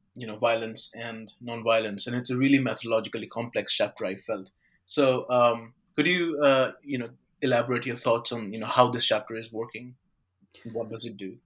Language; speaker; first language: English; non-native, local second language; Bangla